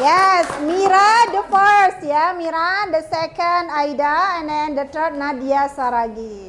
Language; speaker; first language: English; non-native, fluent; Indonesian